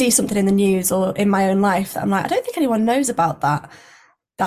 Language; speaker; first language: English; native; English